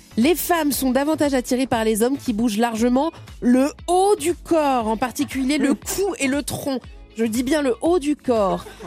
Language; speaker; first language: French; native; French